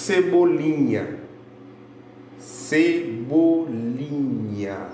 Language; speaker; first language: Portuguese; non-native, fluent; Haitian Creole